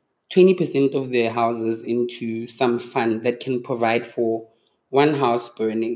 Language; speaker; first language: English; non-native, local second language; Tswana